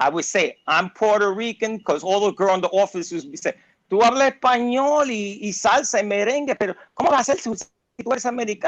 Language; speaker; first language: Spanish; early bilingual, heritage; Spanish